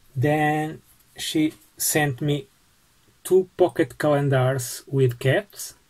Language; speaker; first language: English; non-native, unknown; Portuguese